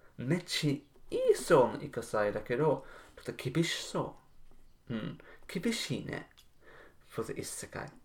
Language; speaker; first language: Japanese; non-native, learner; English